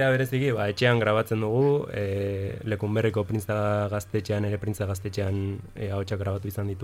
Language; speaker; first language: Basque; non-native, local second language; Spanish